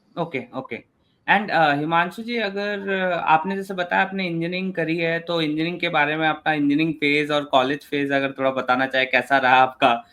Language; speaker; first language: Hindi; native; Hindi